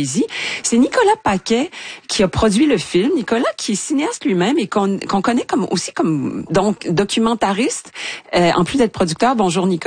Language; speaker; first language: French; native; French